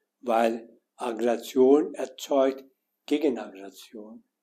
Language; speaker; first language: German; non-native, learner; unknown